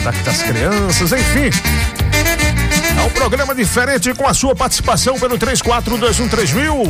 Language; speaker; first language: Portuguese; native; Portuguese